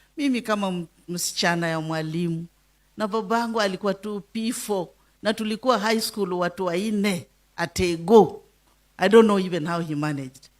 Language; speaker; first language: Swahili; non-native, local second language; Luyia